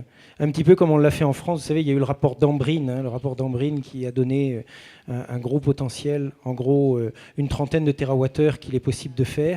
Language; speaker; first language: French; native; French